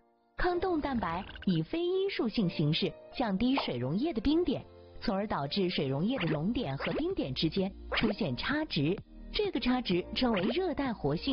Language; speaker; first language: Chinese; native; Chinese